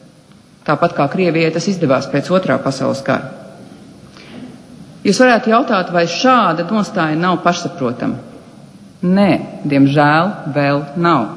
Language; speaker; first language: Latvian; native; Latvian